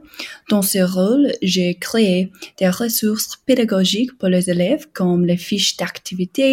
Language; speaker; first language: French; non-native, fluent; English